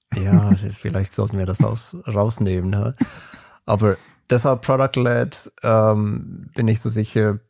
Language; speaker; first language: German; early bilingual, other home language; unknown